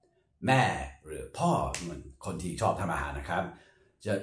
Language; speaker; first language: Thai; non-native, fluent; English